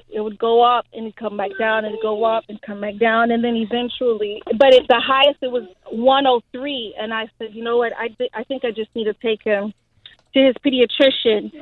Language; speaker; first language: English; early bilingual, other home language; Haitian Creole